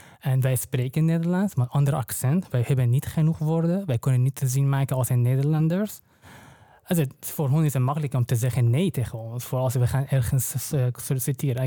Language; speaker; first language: Dutch; non-native, learner; Persian